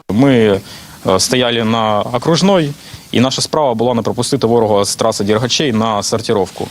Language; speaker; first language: Ukrainian; non-native, local second language; Russian